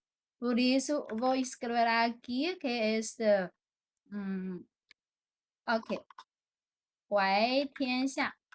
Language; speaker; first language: Portuguese; non-native, fluent; Chinese